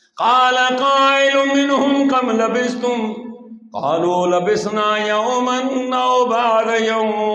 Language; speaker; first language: Urdu; non-native, local second language; Sindhi